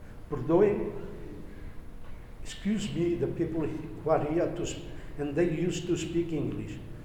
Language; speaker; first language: English; non-native, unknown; Portuguese